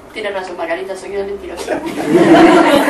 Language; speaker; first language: Spanish; native; Spanish